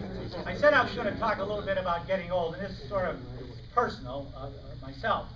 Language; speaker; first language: English; native; English